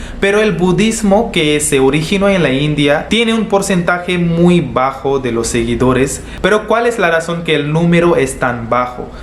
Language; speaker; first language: Spanish; non-native, fluent; Hindi